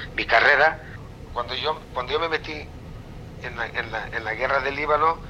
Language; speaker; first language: Spanish; non-native, fluent; Hebrew